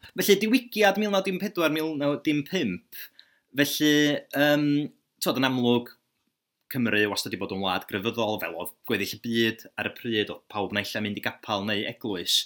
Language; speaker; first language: Welsh; native; Welsh